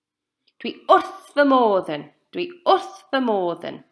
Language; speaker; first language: Welsh; non-native, local second language; English